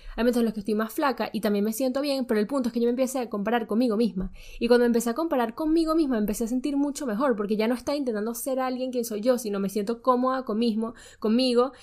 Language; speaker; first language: Spanish; native; Spanish